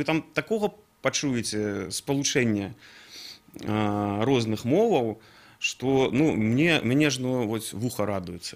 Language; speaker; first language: Belarusian; non-native, local second language; Russian